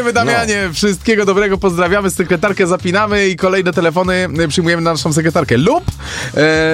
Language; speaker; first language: Polish; native; Polish